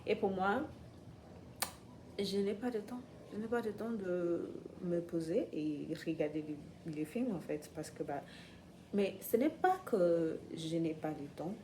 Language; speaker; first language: French; non-native, learner; English